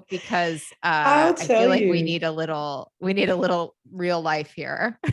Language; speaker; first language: English; native; English